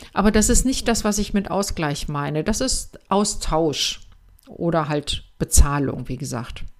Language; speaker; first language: German; native; German